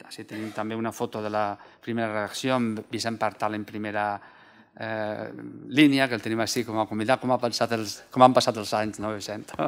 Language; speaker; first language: Catalan; native; Catalan